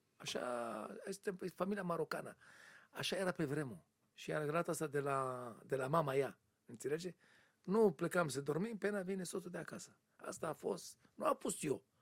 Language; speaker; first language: Romanian; non-native, learner; Hebrew